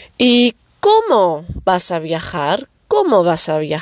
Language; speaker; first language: Spanish; non-native, fluent; Dutch